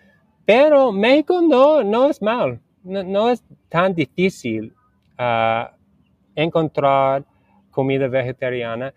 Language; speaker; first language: Spanish; non-native, learner; English